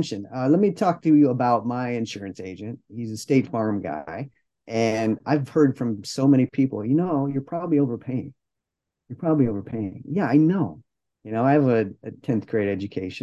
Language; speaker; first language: English; native; English